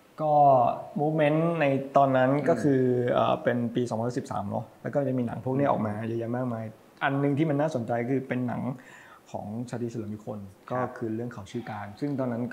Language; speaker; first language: Thai; native; Thai